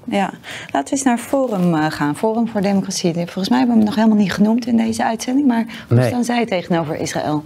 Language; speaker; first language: Dutch; native; Dutch